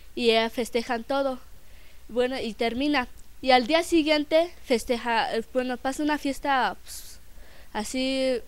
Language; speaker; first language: Spanish; non-native, local second language; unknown